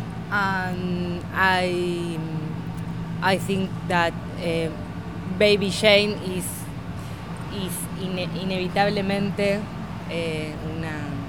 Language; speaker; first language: English; non-native, learner; Spanish